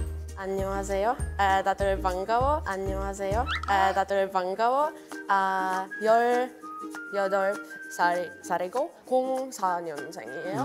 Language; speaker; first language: Korean; non-native, learner; Finnish